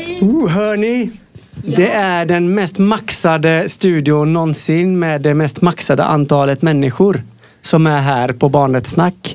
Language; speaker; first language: Swedish; native; Swedish